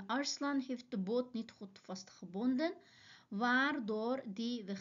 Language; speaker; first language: Dutch; non-native, fluent; Uyghur